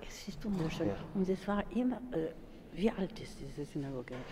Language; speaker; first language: German; non-native, learner; Spanish